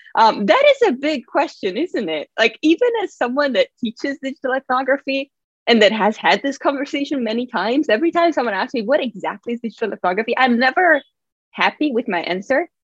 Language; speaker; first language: English; non-native, fluent; Italian